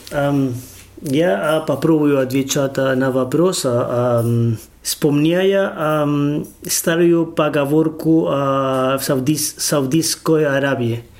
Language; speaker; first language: Russian; non-native, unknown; Spanish